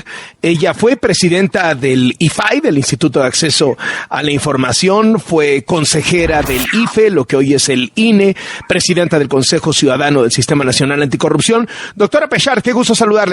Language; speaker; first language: Spanish; native; Spanish